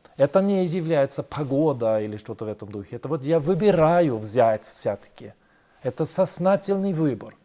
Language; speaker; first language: Russian; non-native, fluent; Swedish